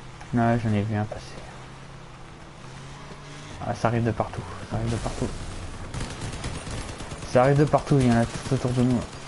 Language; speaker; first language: French; native; French